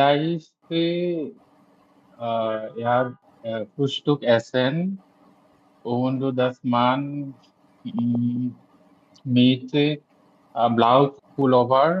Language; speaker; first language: German; non-native, learner; Bangla